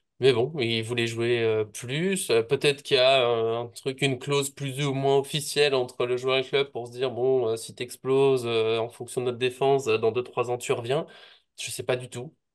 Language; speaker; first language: French; native; French